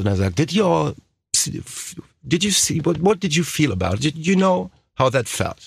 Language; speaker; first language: English; non-native, fluent; German